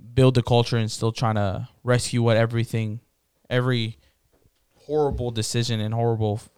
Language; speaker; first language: English; early bilingual, other home language; Spanish